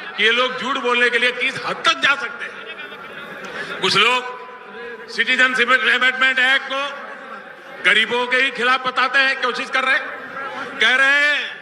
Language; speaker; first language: Hindi; native; Hindi